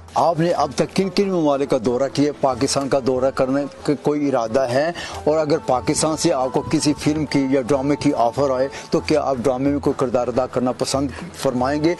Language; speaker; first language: Urdu; native; Urdu